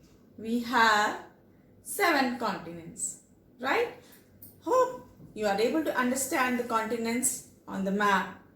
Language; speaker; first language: English; non-native, local second language; Telugu